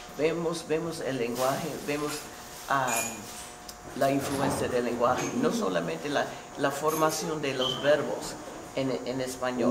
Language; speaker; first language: Spanish; non-native, fluent; English